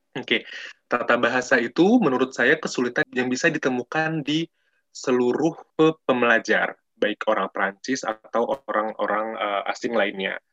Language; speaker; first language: Indonesian; native; Indonesian